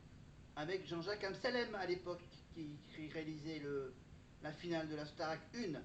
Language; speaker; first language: French; native; French